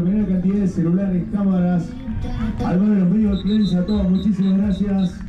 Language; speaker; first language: Spanish; native; Spanish